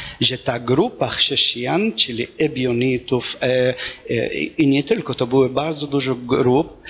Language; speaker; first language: Polish; non-native, fluent; Arabic